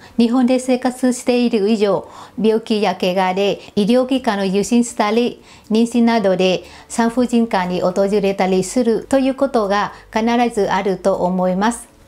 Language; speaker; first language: Japanese; non-native, fluent; Vietnamese